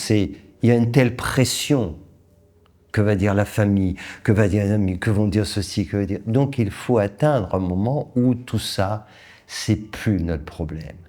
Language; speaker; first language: French; native; French